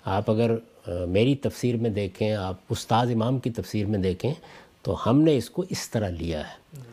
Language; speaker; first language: Urdu; non-native, local second language; Punjabi